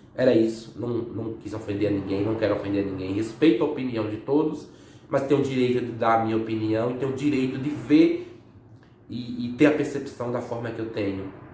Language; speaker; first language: Portuguese; native; Portuguese